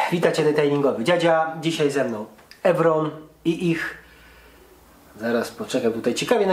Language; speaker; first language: Polish; native; Polish